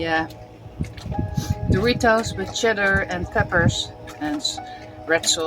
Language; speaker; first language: English; non-native, fluent; Dutch